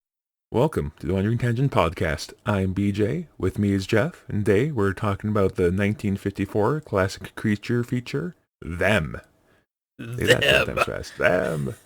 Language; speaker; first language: English; native; English